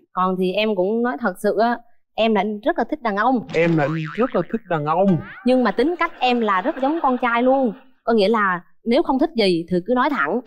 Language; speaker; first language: Vietnamese; native; Vietnamese